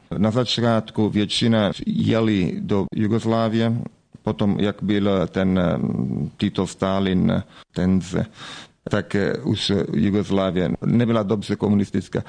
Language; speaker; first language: Czech; early bilingual, heritage; Italian